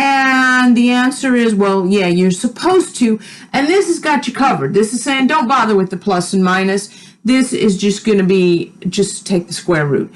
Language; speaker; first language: English; native; English